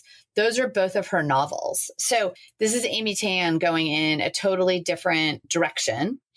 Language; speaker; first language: English; native; English